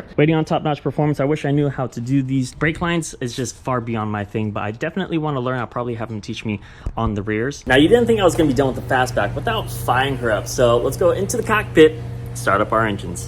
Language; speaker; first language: English; native; English